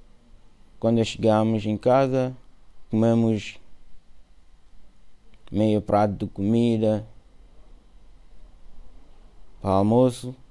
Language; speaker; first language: Portuguese; non-native, learner; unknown